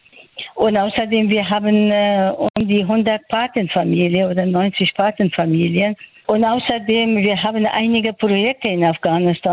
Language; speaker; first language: German; non-native, fluent; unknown